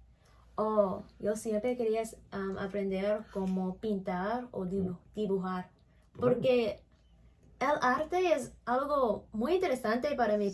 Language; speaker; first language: Spanish; non-native, learner; English